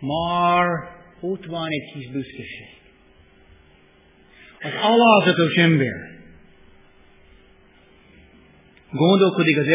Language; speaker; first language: Hungarian; non-native, fluent; English